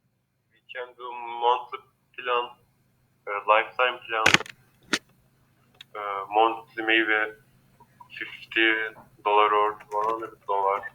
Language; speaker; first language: English; non-native, learner; Turkish